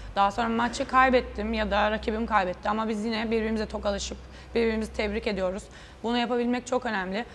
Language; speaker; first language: Turkish; native; Turkish